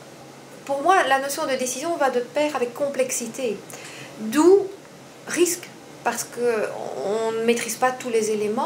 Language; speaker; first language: French; native; French